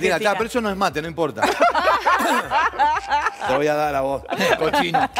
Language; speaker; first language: Spanish; native; Spanish